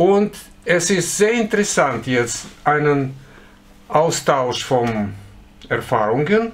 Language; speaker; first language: German; non-native, fluent; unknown